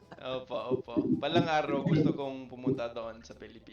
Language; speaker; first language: Filipino; non-native, fluent; English